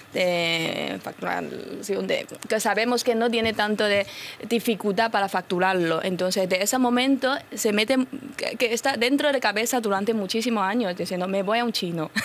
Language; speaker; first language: Spanish; non-native, fluent; Chinese